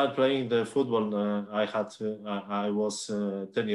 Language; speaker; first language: English; non-native, learner; Polish